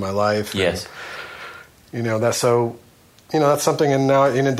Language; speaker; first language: English; native; English